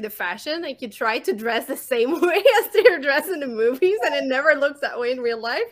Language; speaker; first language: English; non-native, fluent; French